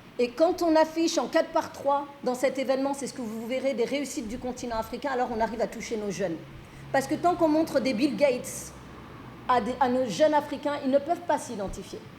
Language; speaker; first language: French; early bilingual, other home language; Fula